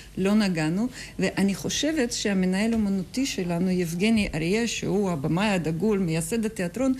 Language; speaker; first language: Hebrew; non-native, fluent; Russian